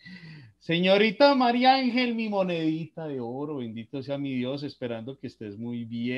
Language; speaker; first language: Spanish; native; Spanish